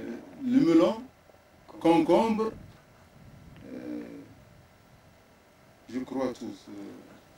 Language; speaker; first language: French; non-native, local second language; Arabic